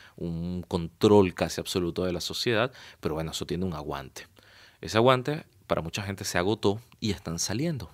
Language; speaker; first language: Spanish; native; Spanish